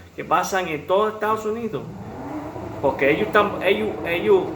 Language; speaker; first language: Spanish; early bilingual, heritage; Spanish